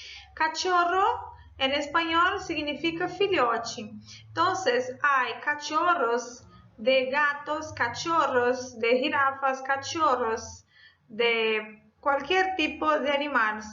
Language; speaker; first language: Spanish; non-native, fluent; Portuguese